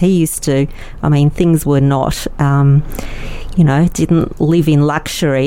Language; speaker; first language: English; non-native, local second language; Yiddish